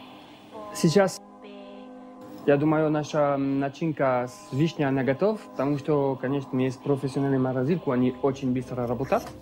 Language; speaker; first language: Russian; non-native, learner; French